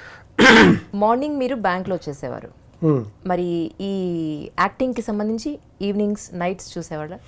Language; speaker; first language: Telugu; native; Telugu